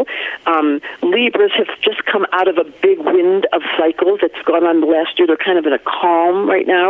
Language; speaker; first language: English; native; English